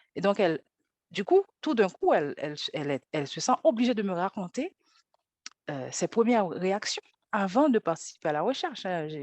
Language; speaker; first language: French; non-native, local second language; Haitian Creole